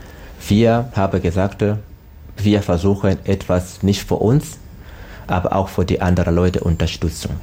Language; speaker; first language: German; non-native, learner; Swahili